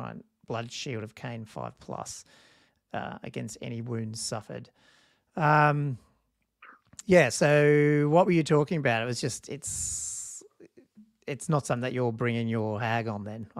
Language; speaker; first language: English; native; English